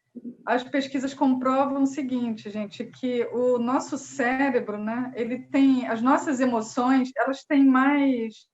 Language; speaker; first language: Portuguese; native; Portuguese